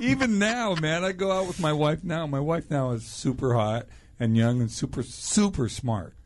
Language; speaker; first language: English; native; English